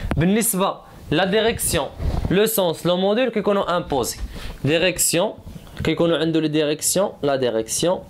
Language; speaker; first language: French; non-native, local second language; Arabic